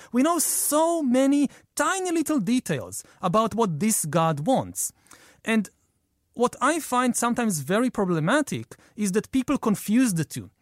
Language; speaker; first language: English; non-native, fluent; Hebrew